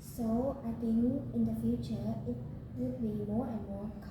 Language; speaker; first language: English; non-native, learner; Vietnamese